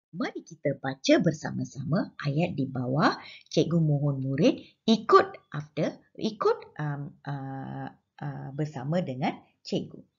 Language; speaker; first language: Malay; non-native, local second language; Tamil